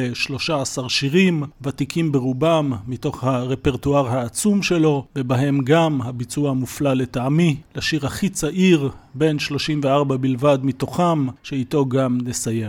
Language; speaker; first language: Hebrew; native; Hebrew